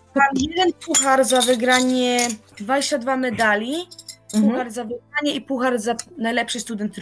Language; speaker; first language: Polish; early bilingual, heritage; Polish